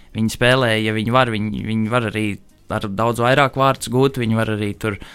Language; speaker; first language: Latvian; native; Latvian